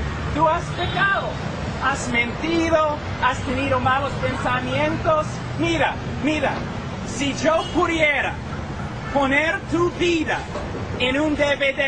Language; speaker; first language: Spanish; non-native, fluent; English